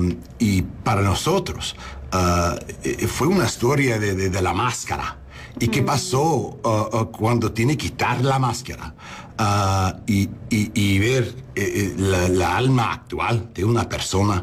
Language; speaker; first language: Spanish; non-native, learner; English